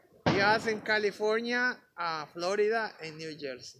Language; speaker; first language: English; non-native, learner; Spanish